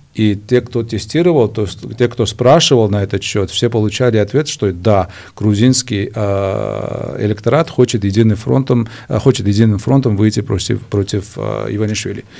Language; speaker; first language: Russian; non-native, local second language; Georgian